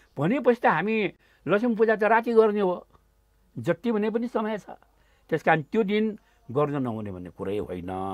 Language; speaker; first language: Nepali; non-native, local second language; Newari